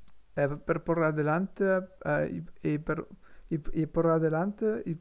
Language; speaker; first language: Spanish; non-native, learner; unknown